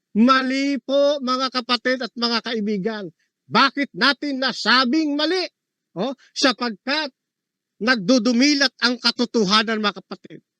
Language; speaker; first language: Filipino; native; Filipino